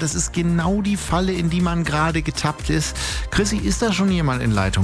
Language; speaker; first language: German; native; German